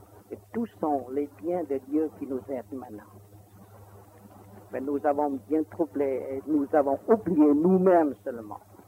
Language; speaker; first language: French; non-native, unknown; Vietnamese